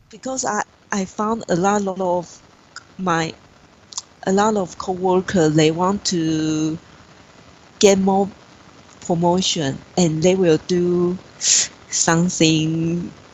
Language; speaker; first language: English; non-native, learner; Chinese